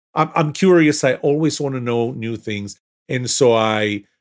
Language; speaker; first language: English; non-native, fluent; Hebrew